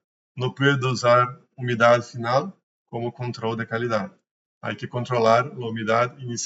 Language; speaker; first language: Spanish; non-native, learner; Portuguese